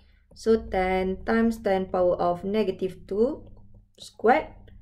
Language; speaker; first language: English; non-native, local second language; Malay